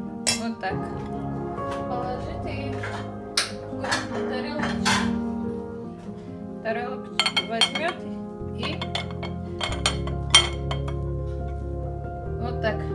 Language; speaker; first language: Russian; non-native, local second language; Tajik